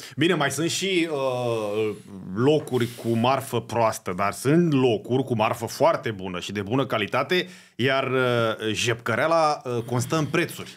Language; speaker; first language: Romanian; native; Romanian